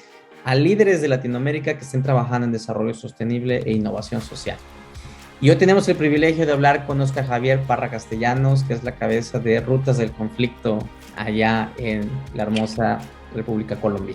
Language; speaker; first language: Spanish; native; Spanish